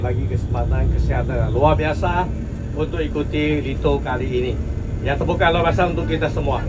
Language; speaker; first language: Malay; non-native, local second language; Chinese